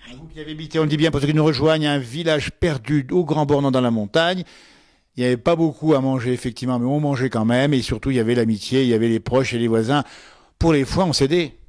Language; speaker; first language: French; native; French